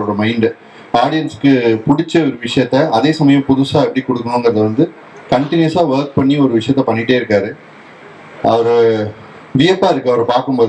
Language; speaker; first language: Tamil; native; Tamil